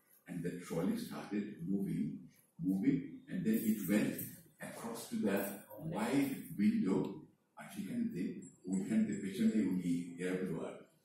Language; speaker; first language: English; non-native, local second language; Bangla